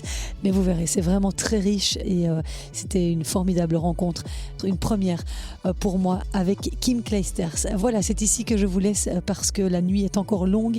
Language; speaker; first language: French; native; French